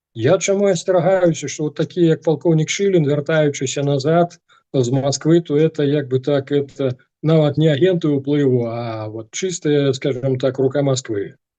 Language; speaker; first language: Belarusian; non-native, local second language; Russian